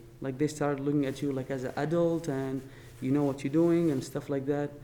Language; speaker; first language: English; non-native, fluent; Arabic